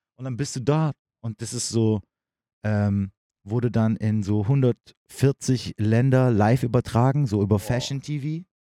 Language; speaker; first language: German; early bilingual, other home language; Turkish